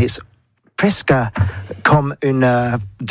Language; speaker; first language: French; non-native, learner; English